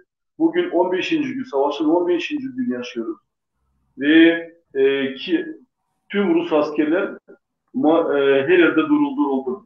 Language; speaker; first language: Turkish; non-native, local second language; Gagauz